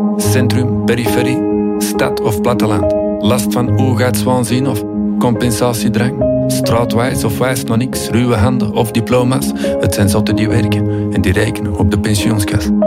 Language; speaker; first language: Dutch; native; Dutch